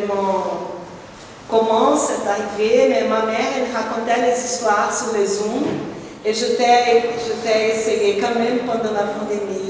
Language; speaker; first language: French; non-native, fluent; Portuguese